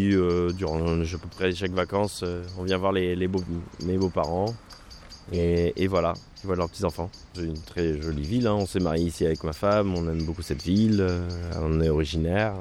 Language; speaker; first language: French; native; French